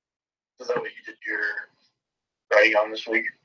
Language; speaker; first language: English; native; English